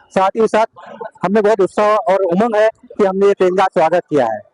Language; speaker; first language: Hindi; non-native, local second language; Marathi